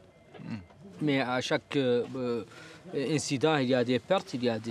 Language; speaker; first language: French; non-native, local second language; Arabic